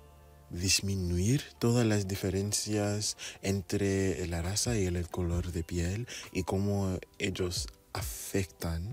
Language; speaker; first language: Spanish; non-native, fluent; English